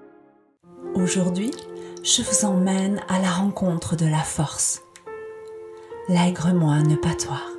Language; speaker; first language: French; native; French